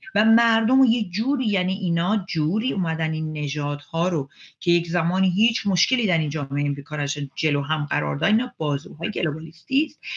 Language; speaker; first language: Persian; native; Persian